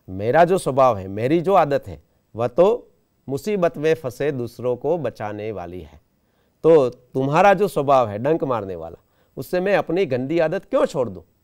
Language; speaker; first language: Hindi; non-native, local second language; Gujarati